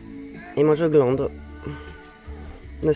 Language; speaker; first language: French; native; French